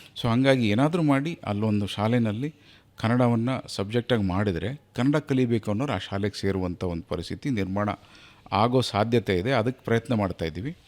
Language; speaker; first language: Kannada; native; Kannada